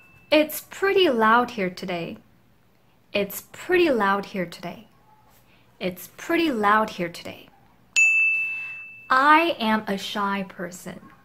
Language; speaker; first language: English; non-native, fluent; Korean